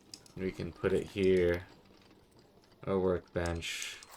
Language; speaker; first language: English; native; English